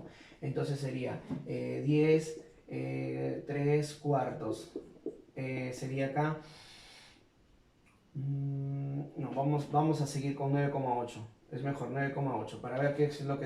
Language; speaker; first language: Spanish; native; Spanish